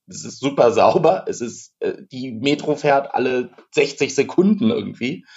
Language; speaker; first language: German; native; German